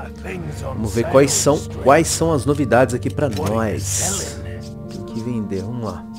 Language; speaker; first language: Portuguese; native; Portuguese